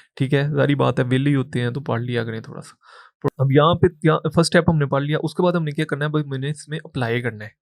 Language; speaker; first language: Urdu; non-native, local second language; Punjabi